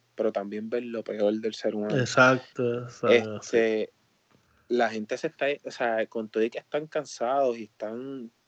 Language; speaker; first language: Spanish; native; Spanish